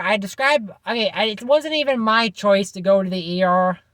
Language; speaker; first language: English; native; English